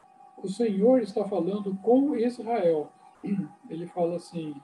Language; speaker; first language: Portuguese; native; Portuguese